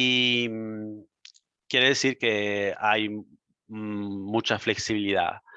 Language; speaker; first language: Spanish; non-native, fluent; Italian